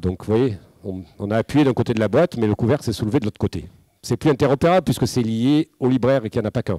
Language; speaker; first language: French; native; French